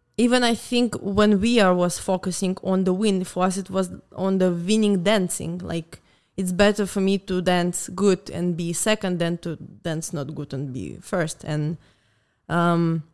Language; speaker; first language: English; non-native, fluent; Russian